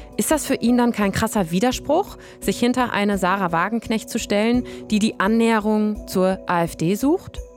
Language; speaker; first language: German; native; German